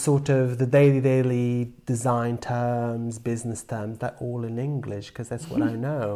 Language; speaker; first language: English; non-native, fluent; Portuguese